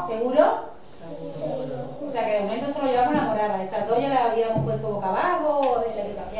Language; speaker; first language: Spanish; native; Spanish